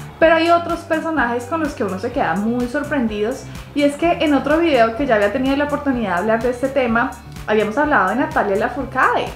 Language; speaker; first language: Spanish; native; Spanish